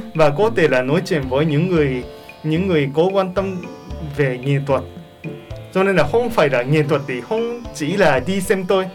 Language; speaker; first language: Vietnamese; non-native, learner; Japanese